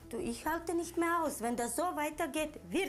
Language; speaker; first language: German; non-native, learner; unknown